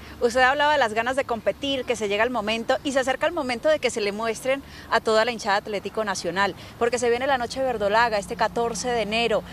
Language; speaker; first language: Spanish; native; Spanish